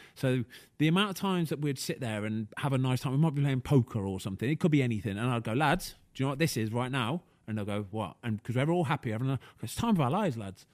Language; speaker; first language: English; native; English